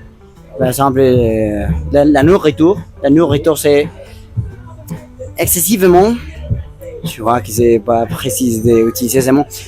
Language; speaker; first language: French; non-native, learner; Spanish